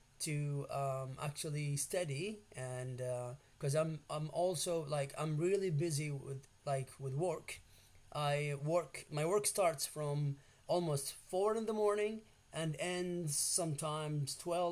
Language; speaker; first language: English; non-native, fluent; Arabic